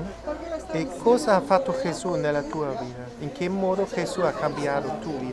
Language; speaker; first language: Italian; non-native, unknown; Croatian